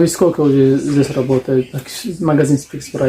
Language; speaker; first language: Russian; non-native, learner; Tajik